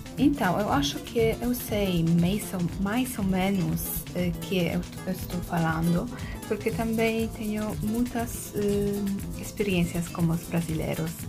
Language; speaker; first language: Portuguese; non-native, fluent; Polish